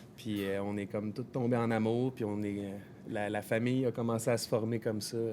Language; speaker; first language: French; native; French